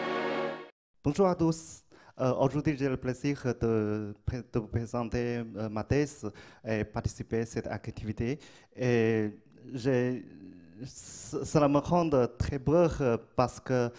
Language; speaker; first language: French; non-native, learner; Chinese